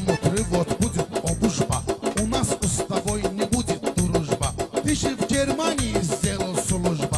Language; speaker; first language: Russian; non-native, learner; Azerbaijani